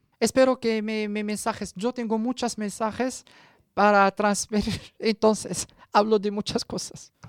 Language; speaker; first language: Spanish; non-native, learner; Arabic